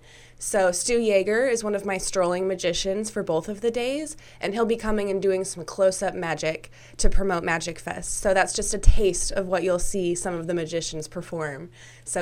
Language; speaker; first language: English; native; English